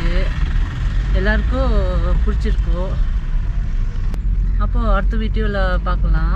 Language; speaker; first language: Tamil; non-native, local second language; Tibetan